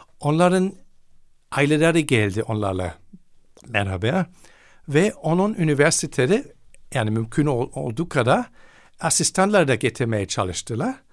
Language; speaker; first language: Turkish; non-native, fluent; German